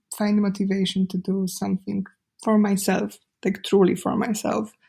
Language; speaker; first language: English; non-native, fluent; Polish